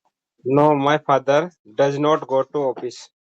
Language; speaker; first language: English; non-native, learner; Hindi